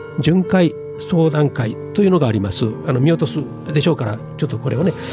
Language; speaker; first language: Japanese; native; Japanese